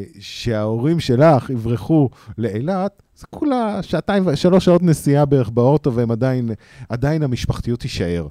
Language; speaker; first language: Hebrew; native; Hebrew